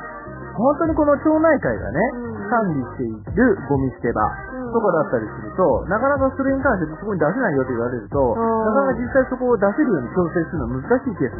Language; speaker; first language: Japanese; native; Japanese